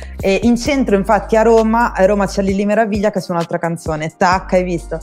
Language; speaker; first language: Italian; native; Italian